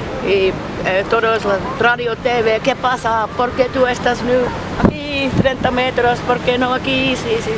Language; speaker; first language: Spanish; non-native, learner; Finnish